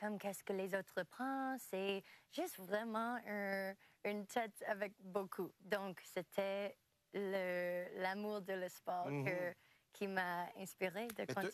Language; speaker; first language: French; non-native, local second language; English